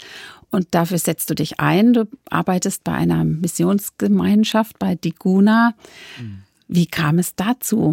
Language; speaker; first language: German; native; German